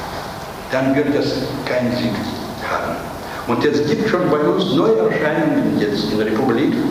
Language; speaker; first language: German; non-native, fluent; Russian